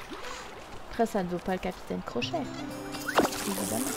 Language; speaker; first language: French; native; French